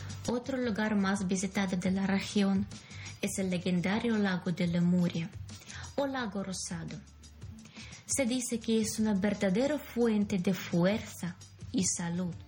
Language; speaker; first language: Spanish; non-native, fluent; Ukrainian